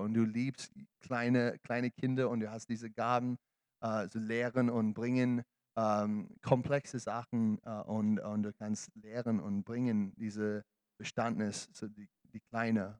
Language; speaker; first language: German; non-native, learner; English